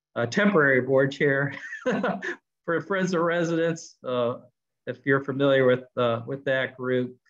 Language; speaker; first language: English; native; English